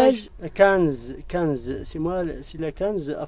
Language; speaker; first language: French; non-native, learner; Arabic